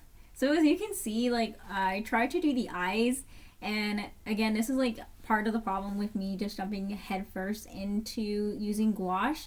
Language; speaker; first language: English; native; English